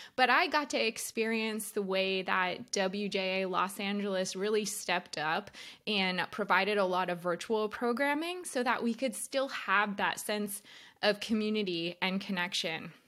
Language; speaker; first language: English; native; English